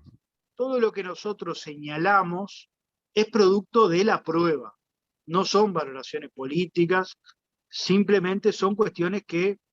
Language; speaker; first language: Spanish; native; Spanish